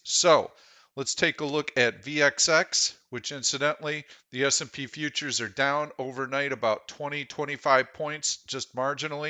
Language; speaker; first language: English; native; English